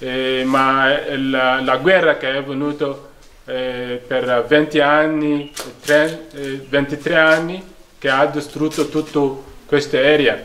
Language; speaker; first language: Italian; non-native, fluent; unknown